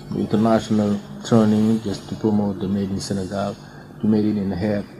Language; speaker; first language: English; non-native, learner; Fula